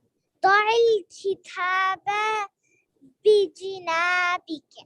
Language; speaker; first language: Arabic; non-native, learner; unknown